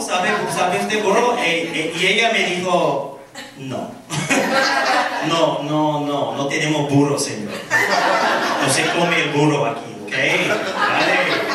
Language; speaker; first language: Spanish; non-native, fluent; English